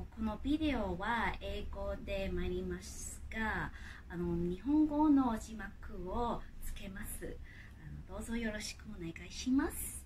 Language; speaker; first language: Japanese; non-native, learner; Cantonese